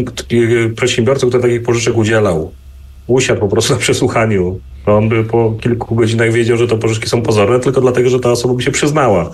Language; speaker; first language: Polish; native; Polish